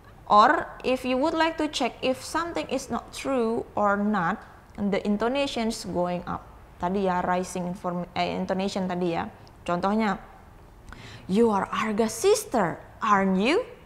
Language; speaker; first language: English; non-native, fluent; Indonesian